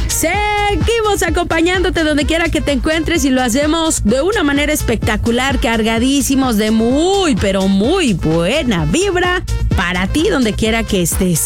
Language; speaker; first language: Spanish; native; Spanish